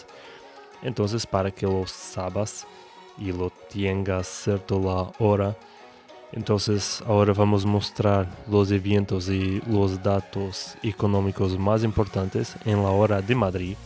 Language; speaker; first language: Spanish; non-native, learner; Portuguese